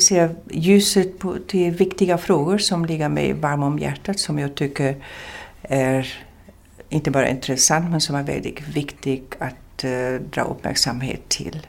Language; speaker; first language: Swedish; non-native, fluent; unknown